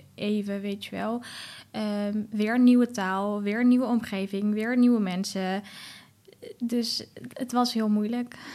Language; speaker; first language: Dutch; early bilingual, other home language; Arabic